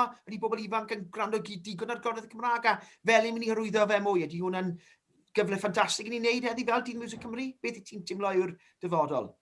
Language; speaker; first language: Welsh; native; Welsh